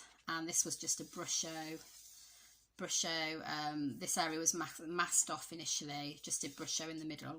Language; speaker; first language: English; native; English